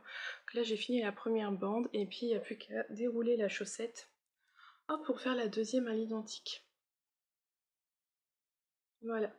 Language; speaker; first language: French; native; French